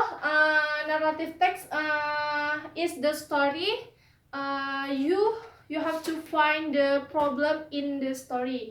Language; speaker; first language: English; non-native, learner; Indonesian